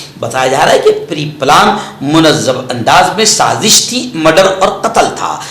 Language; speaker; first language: Urdu; native; Urdu